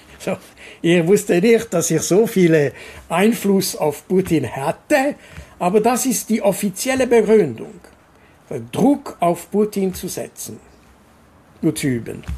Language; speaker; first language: German; non-native, local second language; French